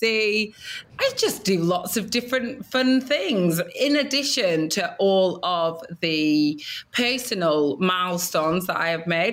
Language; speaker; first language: English; native; English